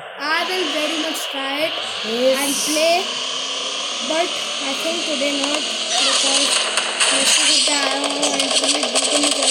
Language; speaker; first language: English; non-native, learner; Hindi